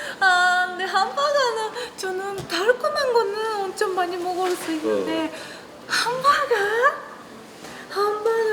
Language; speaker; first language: Korean; non-native, learner; Japanese